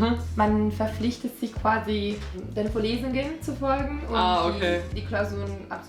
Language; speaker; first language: German; non-native, fluent; Italian